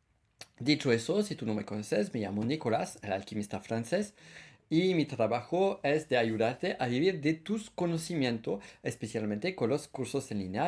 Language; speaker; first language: Spanish; non-native, fluent; French